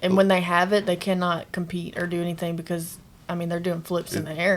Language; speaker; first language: English; native; English